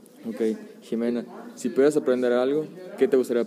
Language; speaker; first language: Spanish; native; Spanish